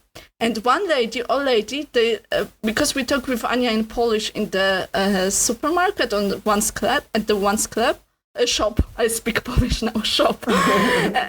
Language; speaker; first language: English; non-native, learner; Polish